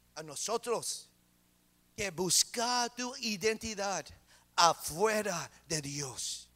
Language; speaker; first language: Spanish; non-native, learner; English